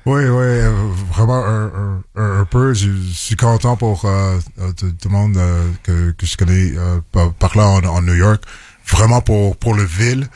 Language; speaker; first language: French; non-native, local second language; English